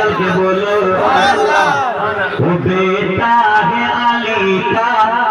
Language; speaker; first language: Urdu; non-native, local second language; Bangla